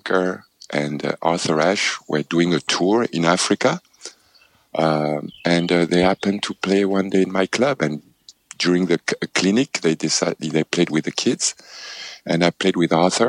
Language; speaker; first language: English; non-native, local second language; French